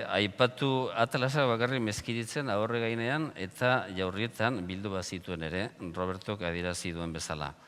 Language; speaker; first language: Basque; non-native, local second language; Spanish